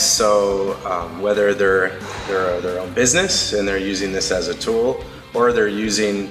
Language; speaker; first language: English; native; English